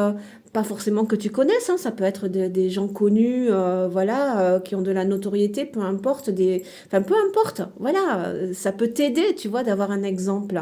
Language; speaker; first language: French; native; French